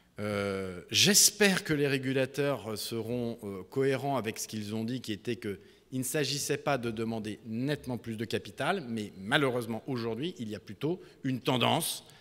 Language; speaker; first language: French; native; French